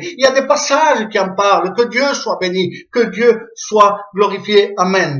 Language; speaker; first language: French; native; French